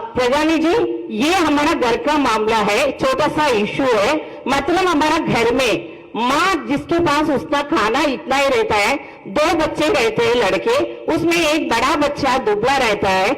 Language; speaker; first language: Hindi; non-native, local second language; Telugu